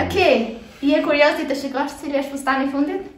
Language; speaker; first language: Albanian; early bilingual, heritage; Albanian